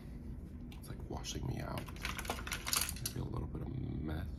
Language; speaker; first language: English; native; English